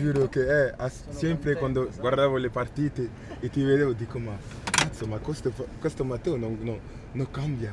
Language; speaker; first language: Italian; non-native, fluent; French